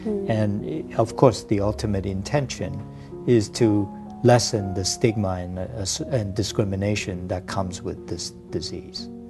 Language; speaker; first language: English; early bilingual, other home language; Chinese